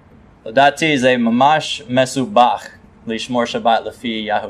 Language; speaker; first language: Hebrew; non-native, fluent; English